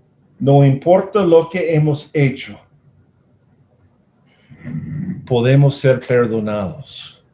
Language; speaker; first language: Spanish; non-native, fluent; English